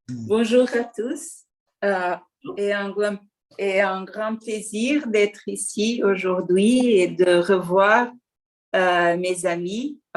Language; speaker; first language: French; non-native, learner; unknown